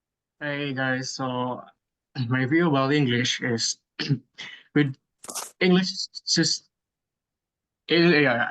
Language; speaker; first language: English; non-native, learner; Indonesian